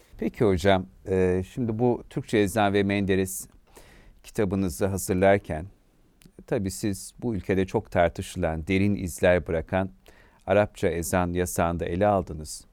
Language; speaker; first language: Turkish; native; Turkish